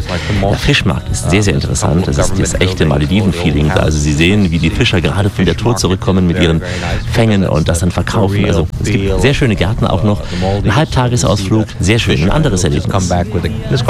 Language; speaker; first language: German; native; German